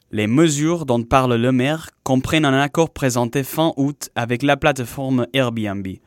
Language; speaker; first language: French; non-native, fluent; Spanish